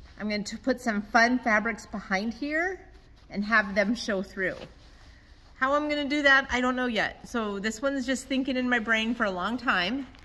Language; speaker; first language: English; native; English